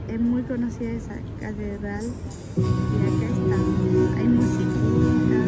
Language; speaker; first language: Spanish; non-native, fluent; French